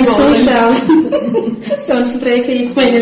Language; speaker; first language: German; non-native, learner; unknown